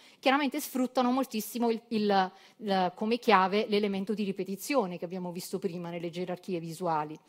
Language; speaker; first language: Italian; native; Italian